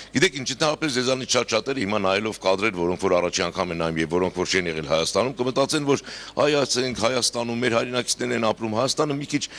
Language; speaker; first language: Armenian; native; Armenian